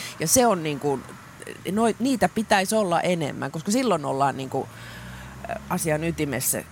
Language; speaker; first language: Finnish; non-native, local second language; Swedish